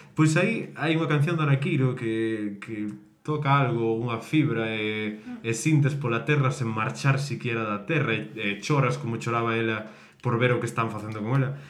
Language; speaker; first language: Galician; non-native, local second language; Spanish